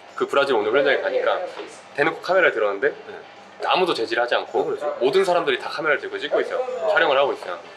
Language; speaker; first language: Korean; native; Korean